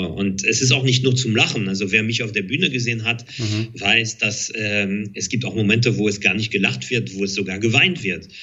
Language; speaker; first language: German; non-native, fluent; French